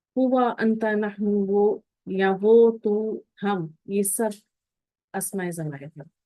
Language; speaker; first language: Urdu; native; Urdu